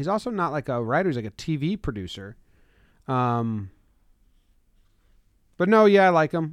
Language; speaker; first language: English; native; English